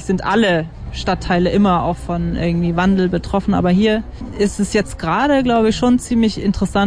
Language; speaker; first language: German; native; German